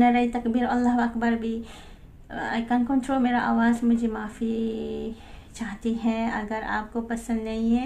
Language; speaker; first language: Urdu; non-native, learner; Malay